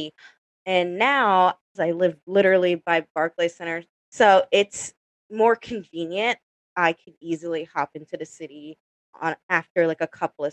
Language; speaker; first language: English; native; English